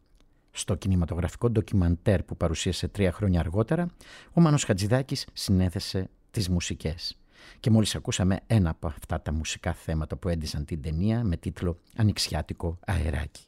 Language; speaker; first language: Greek; native; Greek